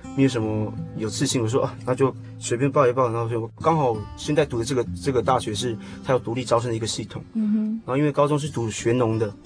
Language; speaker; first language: Chinese; native; Chinese